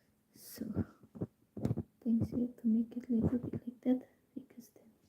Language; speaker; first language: English; non-native, fluent; Indonesian